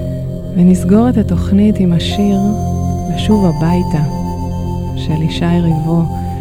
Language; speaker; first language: Hebrew; native; Hebrew